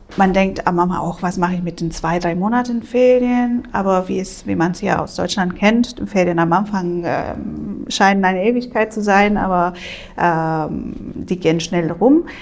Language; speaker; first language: German; non-native, fluent; Spanish